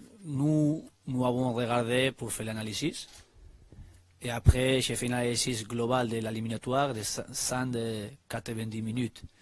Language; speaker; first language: French; non-native, learner; Spanish